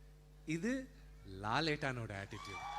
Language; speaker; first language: Tamil; non-native, local second language; Telugu